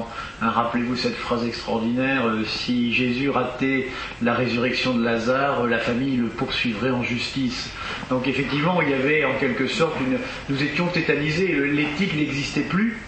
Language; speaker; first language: French; native; French